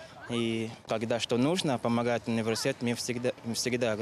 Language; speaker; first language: Russian; non-native, learner; Portuguese